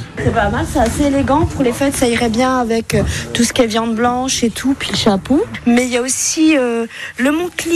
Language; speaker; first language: French; native; French